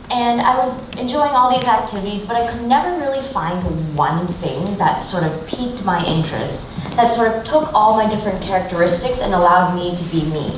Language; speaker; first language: English; native; English